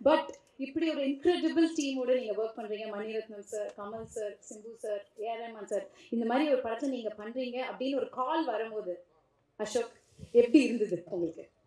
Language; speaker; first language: Tamil; native; Tamil